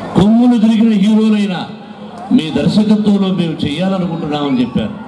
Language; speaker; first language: Telugu; native; Telugu